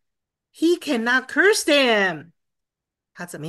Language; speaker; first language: English; non-native, fluent; Chinese